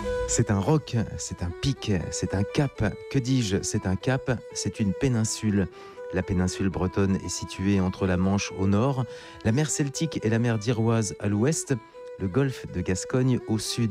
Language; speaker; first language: French; native; French